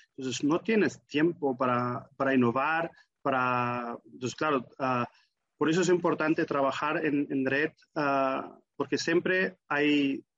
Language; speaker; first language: Spanish; non-native, fluent; German